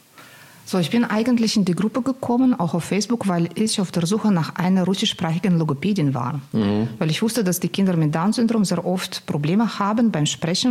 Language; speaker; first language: German; non-native, fluent; Russian